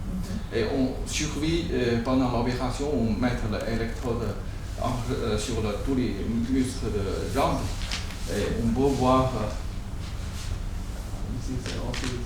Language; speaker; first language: French; non-native, learner; Chinese